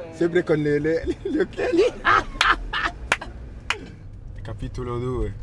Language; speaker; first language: Italian; non-native, fluent; French